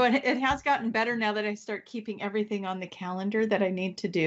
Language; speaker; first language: English; native; English